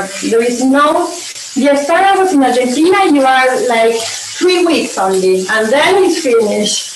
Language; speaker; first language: English; non-native, learner; Spanish